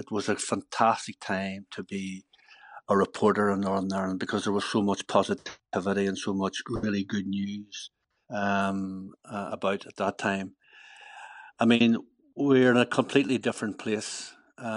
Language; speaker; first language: English; native; English